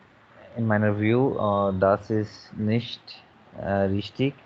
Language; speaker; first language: German; non-native, learner; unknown